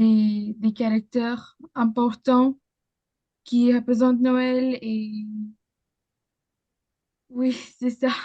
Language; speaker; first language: French; non-native, learner; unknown